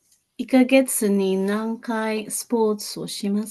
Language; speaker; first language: Japanese; non-native, learner; Filipino